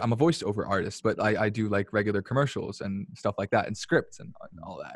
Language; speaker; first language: English; early bilingual, other home language; Arabic